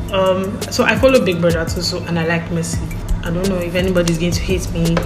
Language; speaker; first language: English; non-native, local second language; Igbo